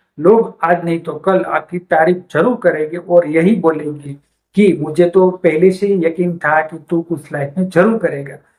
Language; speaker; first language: Hindi; non-native, local second language; Gujarati